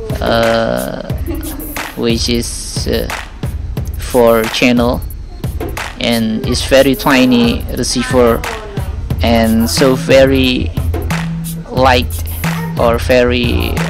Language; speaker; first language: English; non-native, learner; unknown